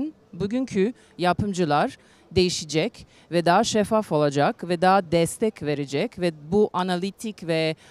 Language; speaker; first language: Turkish; non-native, learner; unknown